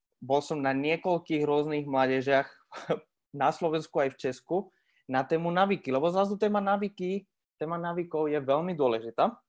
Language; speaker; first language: Slovak; non-native, fluent; Spanish